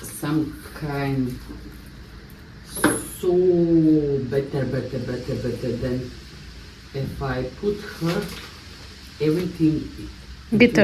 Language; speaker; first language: English; non-native, learner; Bosnian